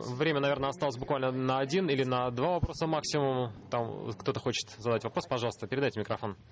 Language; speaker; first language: Russian; native; Russian